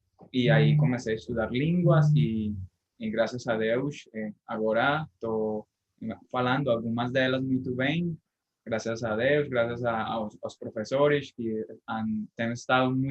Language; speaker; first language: Portuguese; non-native, fluent; Spanish